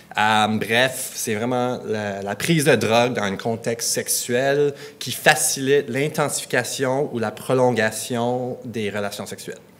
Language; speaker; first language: French; non-native, local second language; English